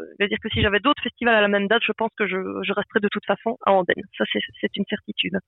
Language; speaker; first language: French; native; French